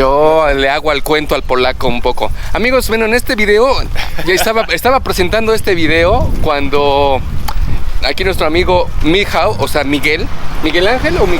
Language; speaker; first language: Spanish; native; Spanish